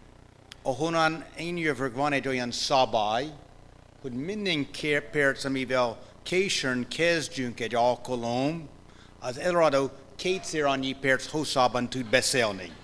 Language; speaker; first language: Hungarian; non-native, fluent; English